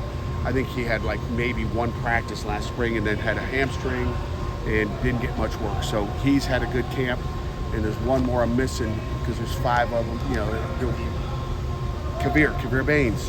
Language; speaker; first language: English; native; English